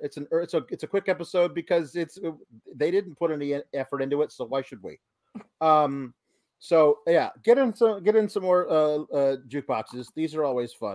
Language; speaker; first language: English; native; English